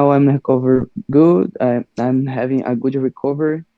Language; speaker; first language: English; non-native, learner; Portuguese